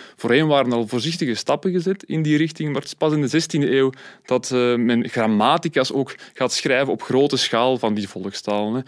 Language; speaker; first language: Dutch; native; Dutch